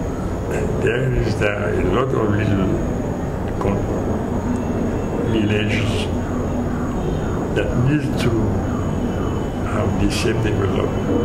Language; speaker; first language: English; non-native, fluent; Haitian Creole